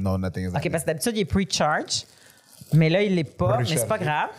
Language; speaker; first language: French; native; French